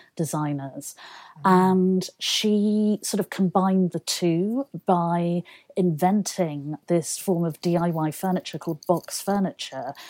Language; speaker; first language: English; native; English